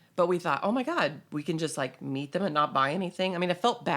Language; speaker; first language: English; native; English